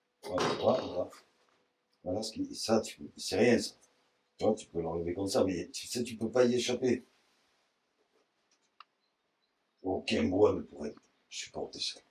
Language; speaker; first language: French; native; French